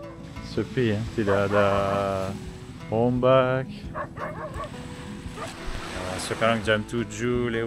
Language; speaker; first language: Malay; non-native, learner; French